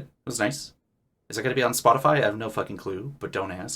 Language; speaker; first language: English; native; English